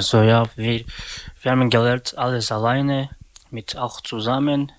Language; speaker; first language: German; non-native, learner; Romany